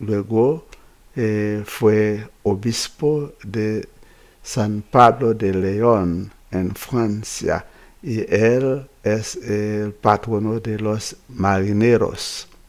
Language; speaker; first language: Spanish; non-native, fluent; Haitian Creole